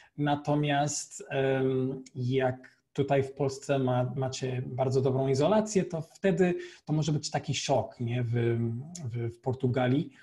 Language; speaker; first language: Polish; non-native, fluent; Portuguese